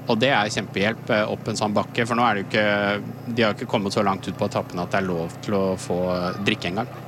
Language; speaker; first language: Norwegian; native; Norwegian